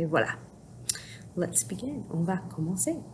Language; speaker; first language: French; non-native, fluent; English